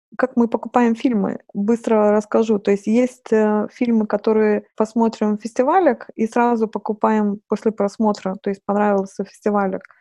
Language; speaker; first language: Russian; non-native, fluent; Lithuanian